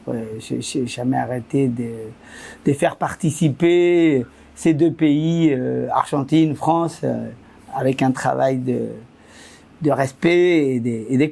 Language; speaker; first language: French; non-native, fluent; Spanish